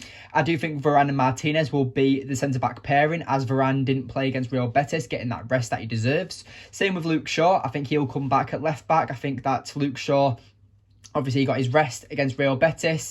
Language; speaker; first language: English; native; English